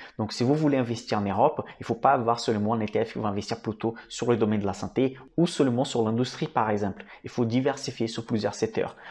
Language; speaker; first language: French; non-native, fluent; Portuguese